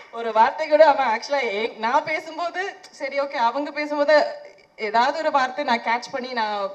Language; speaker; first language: Tamil; non-native, fluent; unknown